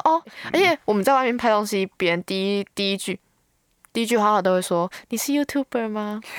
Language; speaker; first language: Chinese; native; Chinese